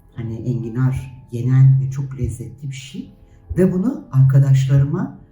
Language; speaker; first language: Turkish; native; Turkish